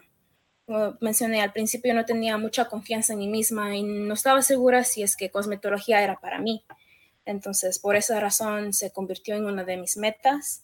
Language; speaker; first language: Spanish; early bilingual, heritage; Spanish